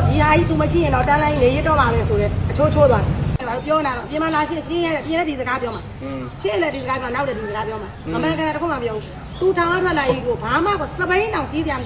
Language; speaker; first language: Burmese; native; Burmese